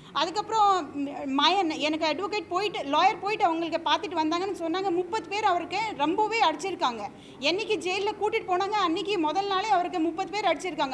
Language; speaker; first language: Tamil; non-native, local second language; Hindi